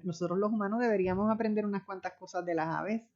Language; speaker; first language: Spanish; native; Spanish